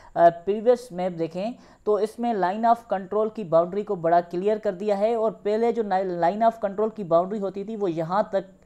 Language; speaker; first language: Urdu; non-native, local second language; Sindhi